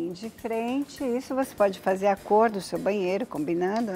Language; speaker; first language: Portuguese; native; Portuguese